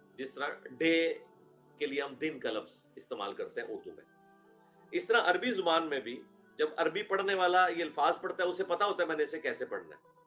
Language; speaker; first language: Urdu; non-native, local second language; Punjabi